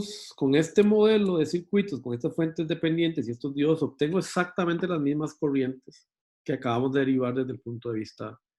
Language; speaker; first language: Spanish; native; Spanish